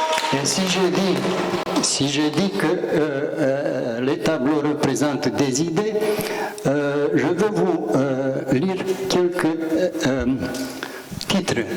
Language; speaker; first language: French; non-native, learner; Romanian